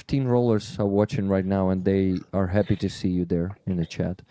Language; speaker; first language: English; non-native, fluent; Ukrainian